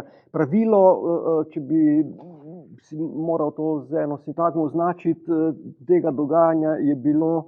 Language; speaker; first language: Slovenian; native; Slovenian